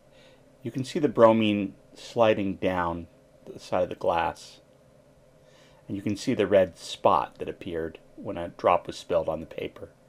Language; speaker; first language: English; native; English